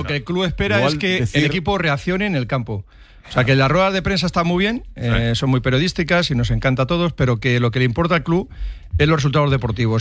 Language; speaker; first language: Spanish; native; Spanish